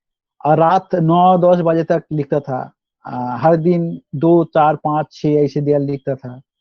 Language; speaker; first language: Hindi; non-native, local second language; Bangla